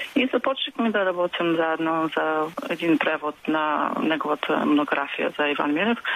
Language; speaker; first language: Bulgarian; non-native, fluent; English